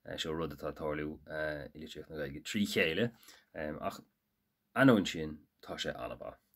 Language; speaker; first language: Irish; native; Irish